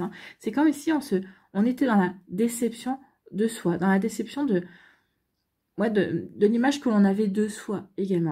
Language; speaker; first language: French; native; French